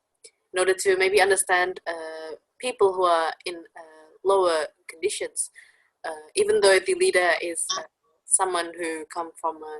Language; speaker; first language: English; non-native, fluent; Indonesian